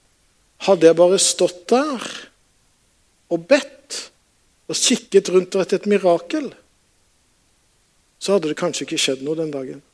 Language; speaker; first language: Norwegian; native; Norwegian